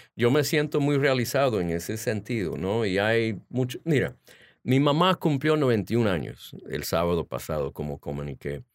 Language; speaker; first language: Spanish; early bilingual, heritage; Spanish